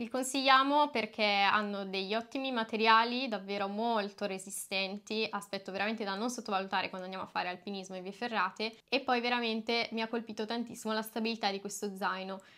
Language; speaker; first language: Italian; native; Italian